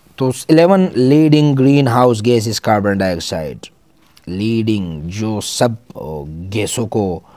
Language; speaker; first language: Urdu; non-native, local second language; Pashto